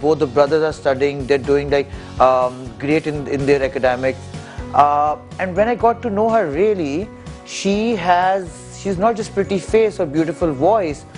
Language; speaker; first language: English; non-native, local second language; Urdu